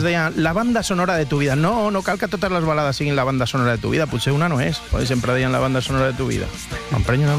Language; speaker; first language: Catalan; native; Catalan